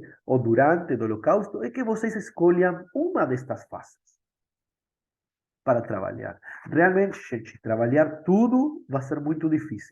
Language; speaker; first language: Portuguese; non-native, fluent; Spanish